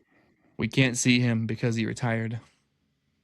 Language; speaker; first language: English; native; English